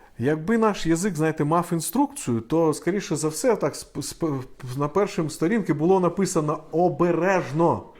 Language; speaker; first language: Ukrainian; non-native, local second language; Russian